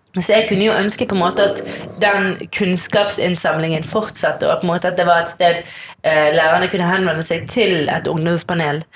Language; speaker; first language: Norwegian; native; Norwegian